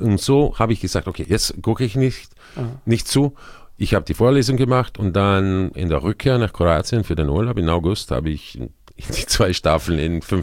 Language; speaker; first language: German; non-native, fluent; Croatian